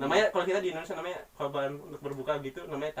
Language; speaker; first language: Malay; non-native, local second language; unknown